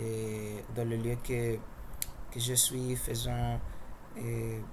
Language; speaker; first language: French; non-native, learner; Spanish